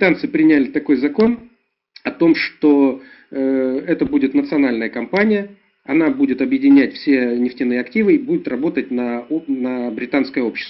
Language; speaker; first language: Russian; native; Russian